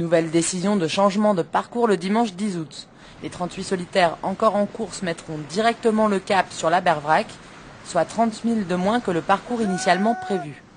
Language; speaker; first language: French; native; French